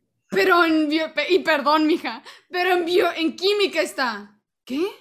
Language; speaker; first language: Spanish; early bilingual, heritage; Spanish